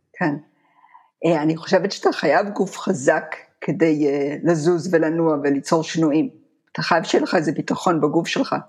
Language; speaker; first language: Hebrew; native; Hebrew